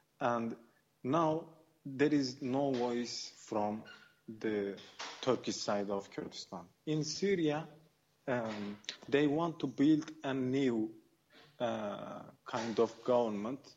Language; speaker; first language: English; non-native, fluent; Kurdish